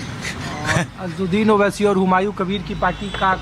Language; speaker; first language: Hindi; native; Hindi